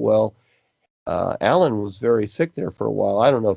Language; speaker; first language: English; native; English